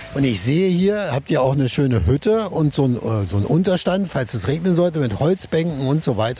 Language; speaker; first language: German; native; German